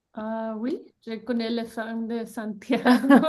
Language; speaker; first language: French; non-native, learner; English